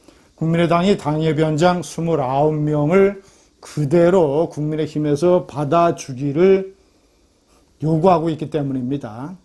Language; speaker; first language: Korean; native; Korean